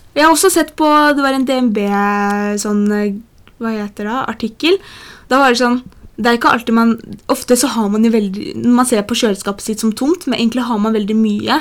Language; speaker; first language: Norwegian; early bilingual, other home language; Polish